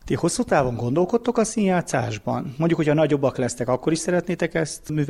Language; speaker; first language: Hungarian; native; Hungarian